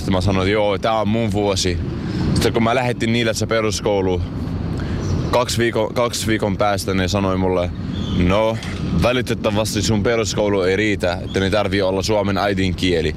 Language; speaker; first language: Finnish; non-native, fluent; Arabic